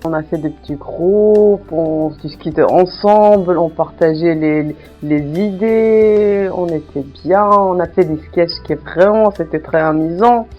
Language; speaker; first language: French; non-native, fluent; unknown